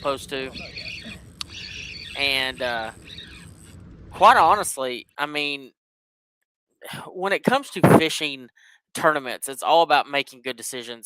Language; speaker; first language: English; native; English